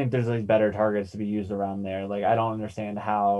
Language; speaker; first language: English; native; English